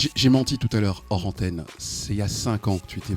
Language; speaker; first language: French; native; French